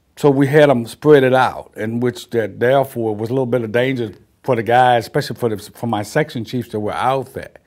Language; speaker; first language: English; native; English